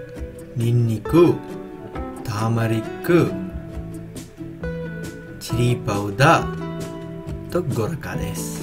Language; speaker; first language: Japanese; non-native, learner; Sinhala